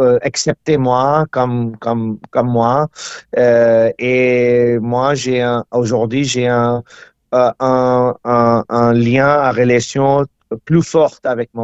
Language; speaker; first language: French; non-native, learner; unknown